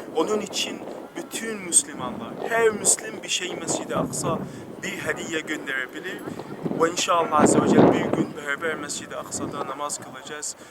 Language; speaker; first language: Turkish; non-native, learner; Arabic